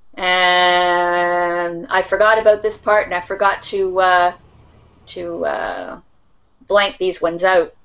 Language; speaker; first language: English; native; English